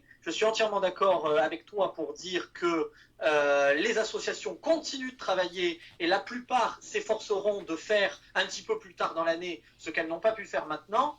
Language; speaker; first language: French; native; French